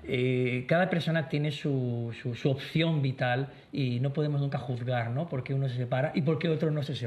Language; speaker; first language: Spanish; native; Spanish